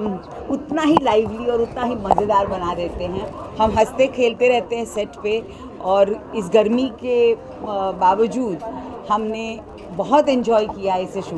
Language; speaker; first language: Hindi; native; Hindi